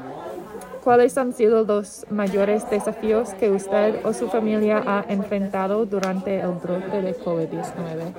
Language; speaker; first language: Spanish; non-native, learner; English